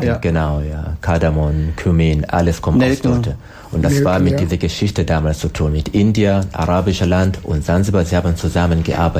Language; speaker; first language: German; non-native, learner; Swahili